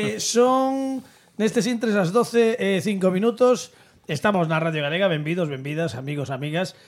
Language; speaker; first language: Galician; native; Galician